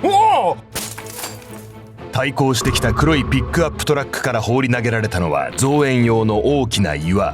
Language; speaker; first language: Japanese; native; Japanese